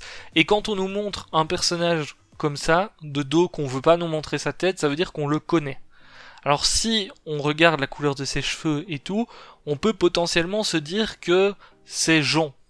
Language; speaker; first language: French; native; French